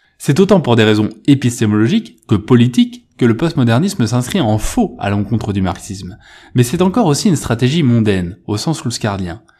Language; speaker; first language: French; native; French